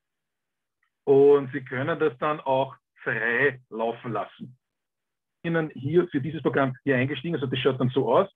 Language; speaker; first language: German; native; German